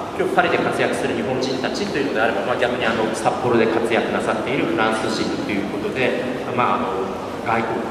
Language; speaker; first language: Japanese; native; Japanese